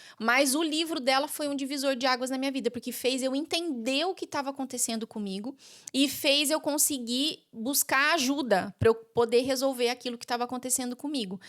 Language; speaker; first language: Portuguese; native; Portuguese